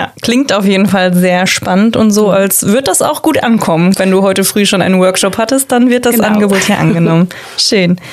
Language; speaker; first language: German; native; German